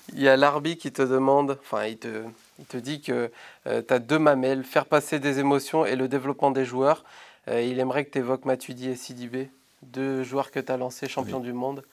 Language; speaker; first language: French; native; French